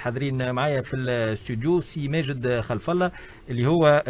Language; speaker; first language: Arabic; native; Arabic